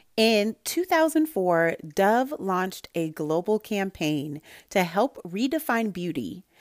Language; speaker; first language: English; native; English